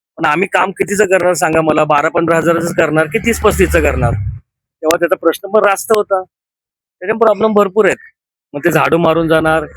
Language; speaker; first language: Marathi; native; Marathi